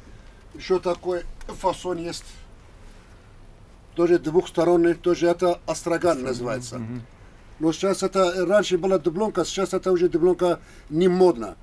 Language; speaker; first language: Russian; non-native, learner; Turkish